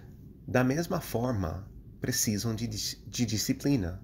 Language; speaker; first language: Portuguese; non-native, fluent; English